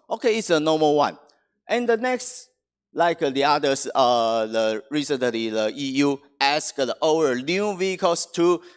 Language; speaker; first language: English; non-native, fluent; Chinese